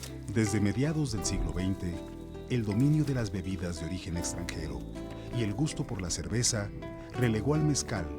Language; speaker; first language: Spanish; native; Spanish